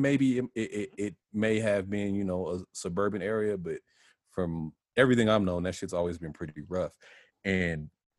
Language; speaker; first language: English; native; English